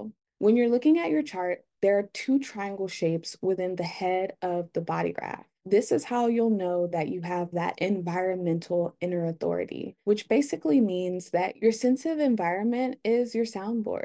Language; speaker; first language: English; native; English